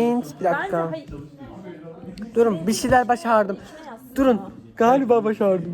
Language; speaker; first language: Turkish; native; Turkish